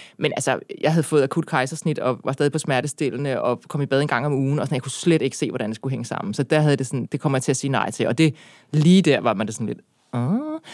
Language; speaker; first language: Danish; native; Danish